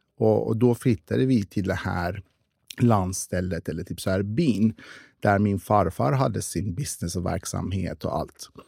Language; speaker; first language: Swedish; non-native, fluent; Persian